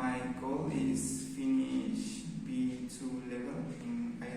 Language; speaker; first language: English; non-native, learner; Spanish